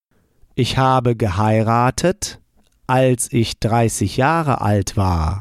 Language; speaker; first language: German; non-native, fluent; English